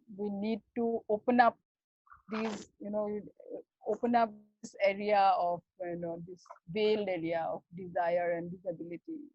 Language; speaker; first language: English; non-native, local second language; Assamese